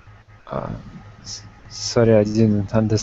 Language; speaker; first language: English; non-native, learner; Russian